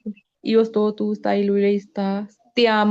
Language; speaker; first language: Italian; non-native, learner; Punjabi